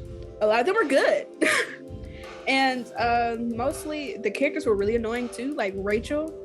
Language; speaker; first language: English; native; English